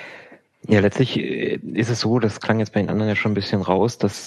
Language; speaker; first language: German; native; German